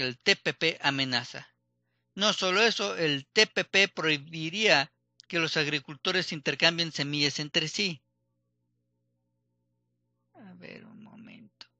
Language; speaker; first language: Spanish; native; Spanish